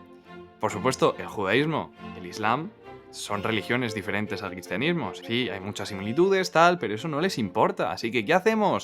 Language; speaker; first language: Spanish; native; Spanish